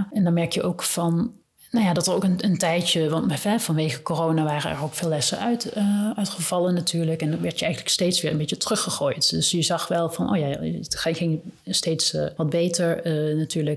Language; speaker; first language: Dutch; native; Dutch